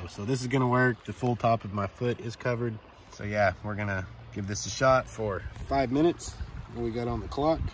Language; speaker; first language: English; native; English